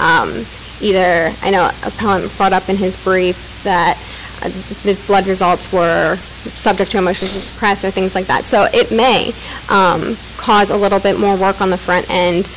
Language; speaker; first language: English; native; English